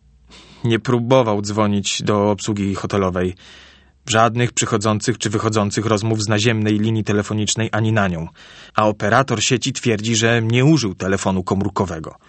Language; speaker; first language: Polish; native; Polish